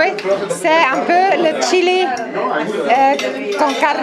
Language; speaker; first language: French; non-native, fluent; Spanish